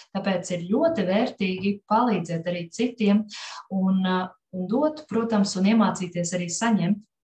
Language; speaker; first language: Latvian; non-native, local second language; Russian